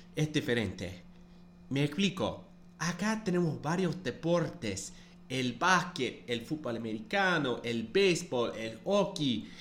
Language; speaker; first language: Spanish; non-native, fluent; English